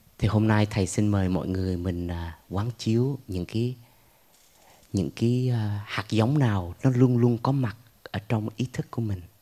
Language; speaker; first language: Vietnamese; early bilingual, heritage; Vietnamese